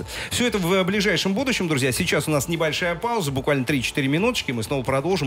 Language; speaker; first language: Russian; native; Russian